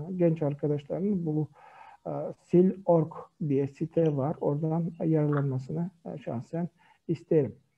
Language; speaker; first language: Turkish; non-native, fluent; Kyrgyz